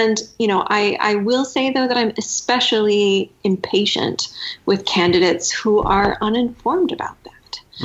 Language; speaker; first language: English; native; English